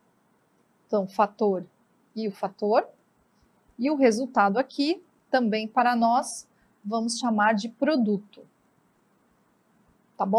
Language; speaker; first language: Portuguese; native; Portuguese